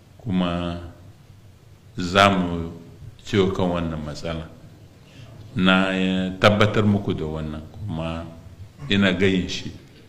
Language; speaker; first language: Hausa; non-native, local second language; Arabic